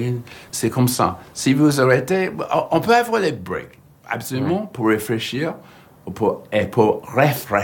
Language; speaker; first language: French; non-native, fluent; English